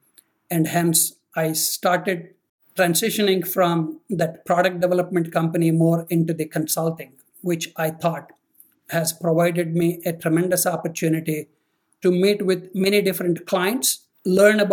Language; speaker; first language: English; non-native, local second language; Telugu